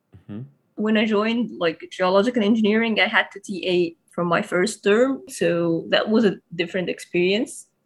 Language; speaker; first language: English; non-native, fluent; Arabic